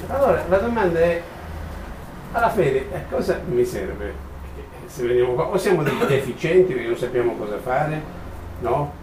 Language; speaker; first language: Italian; native; Italian